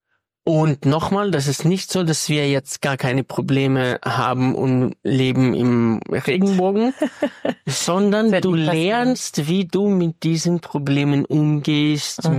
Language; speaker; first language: German; non-native, fluent; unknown